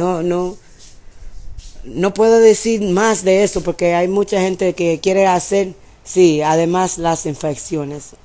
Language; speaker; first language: Spanish; early bilingual, heritage; English